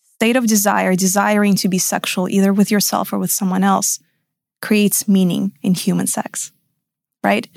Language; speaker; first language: English; non-native, fluent; Russian